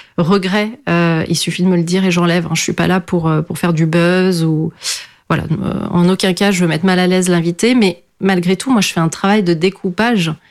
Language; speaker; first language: French; early bilingual, other home language; Portuguese